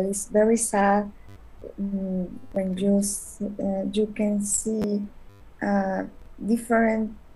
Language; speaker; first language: English; non-native, learner; Spanish